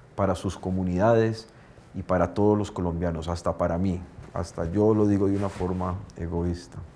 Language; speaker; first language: Spanish; native; Spanish